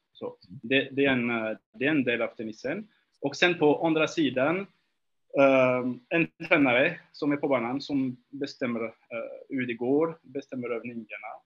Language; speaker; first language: Swedish; non-native, fluent; French